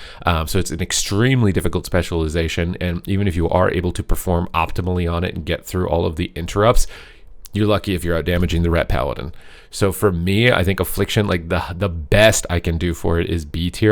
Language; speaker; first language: English; native; English